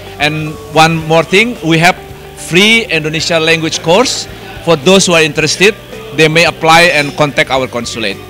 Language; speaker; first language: English; non-native, fluent; Indonesian